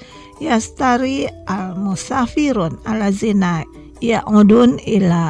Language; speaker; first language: Arabic; non-native, fluent; Indonesian